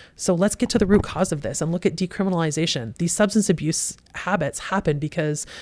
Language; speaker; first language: English; native; English